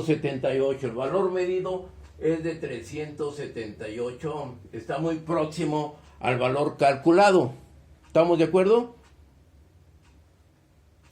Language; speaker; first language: Spanish; native; Spanish